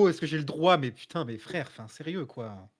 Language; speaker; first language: French; native; French